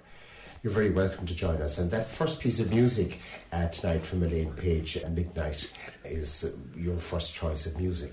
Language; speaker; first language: English; native; English